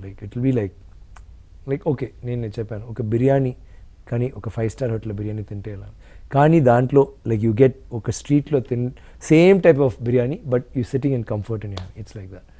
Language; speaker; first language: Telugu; non-native, local second language; Tamil